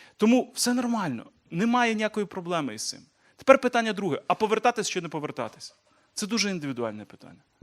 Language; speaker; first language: Ukrainian; native; Ukrainian